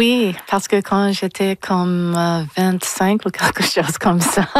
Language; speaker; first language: French; non-native, local second language; English